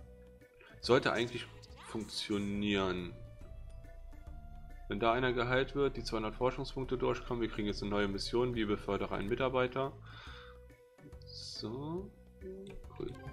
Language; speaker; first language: German; native; German